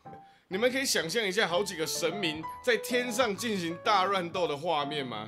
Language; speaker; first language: Chinese; native; Chinese